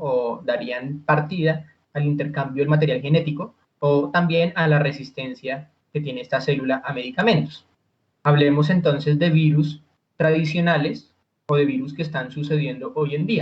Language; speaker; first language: Spanish; native; Spanish